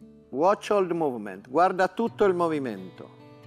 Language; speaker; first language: English; non-native, fluent; Italian